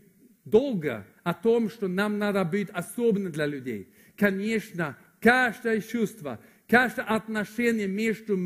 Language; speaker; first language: Russian; non-native, fluent; Swedish